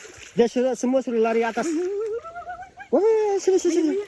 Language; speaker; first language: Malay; non-native, learner; Nepali